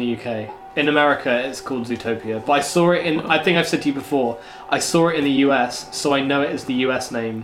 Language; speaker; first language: English; native; English